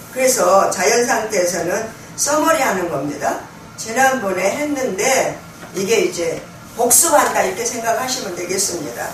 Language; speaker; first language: Korean; native; Korean